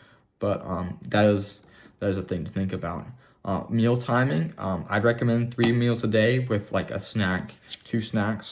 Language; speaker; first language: English; native; English